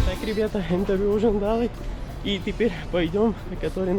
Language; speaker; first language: Russian; non-native, learner; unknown